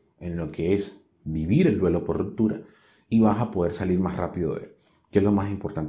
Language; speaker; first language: Spanish; native; Spanish